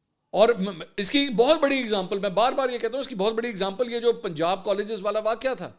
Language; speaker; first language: Urdu; native; Urdu